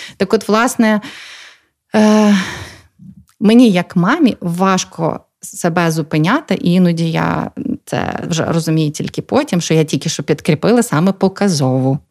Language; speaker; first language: Ukrainian; native; Ukrainian